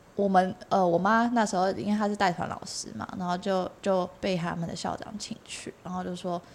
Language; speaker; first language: Chinese; native; Chinese